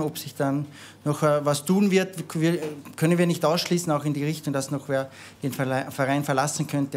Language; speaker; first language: German; native; German